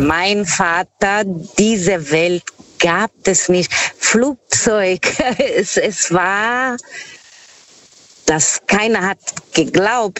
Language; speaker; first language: German; non-native, fluent; Portuguese